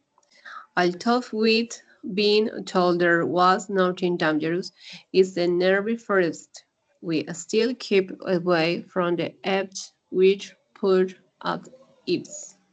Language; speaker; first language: English; non-native, learner; Spanish